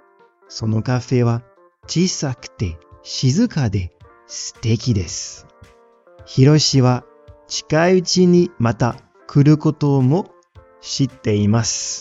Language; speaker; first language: Japanese; non-native, fluent; French